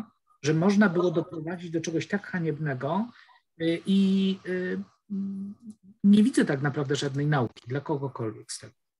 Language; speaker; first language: Polish; native; Polish